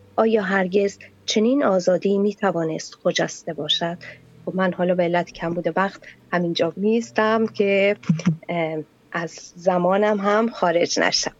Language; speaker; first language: Persian; native; Persian